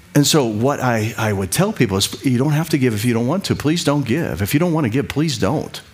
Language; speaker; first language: English; native; English